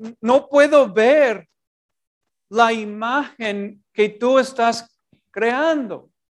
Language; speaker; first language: Spanish; non-native, fluent; English